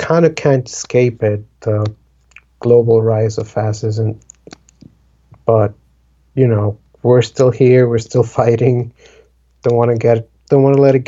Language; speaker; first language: English; non-native, fluent; Spanish